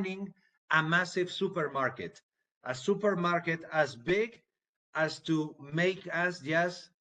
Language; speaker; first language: English; non-native, fluent; Spanish